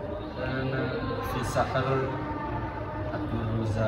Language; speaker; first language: Arabic; non-native, learner; Indonesian